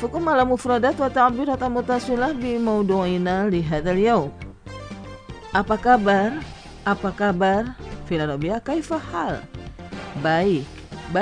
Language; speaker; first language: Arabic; non-native, fluent; Indonesian